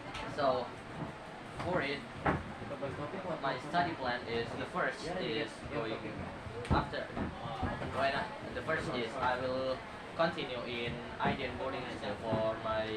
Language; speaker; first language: English; non-native, learner; Indonesian